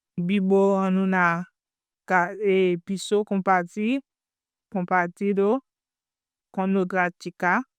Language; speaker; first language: Spanish; non-native, learner; Haitian Creole